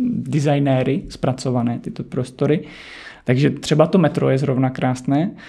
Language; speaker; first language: Czech; native; Czech